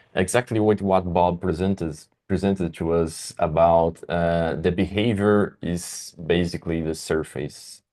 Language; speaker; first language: English; non-native, fluent; Portuguese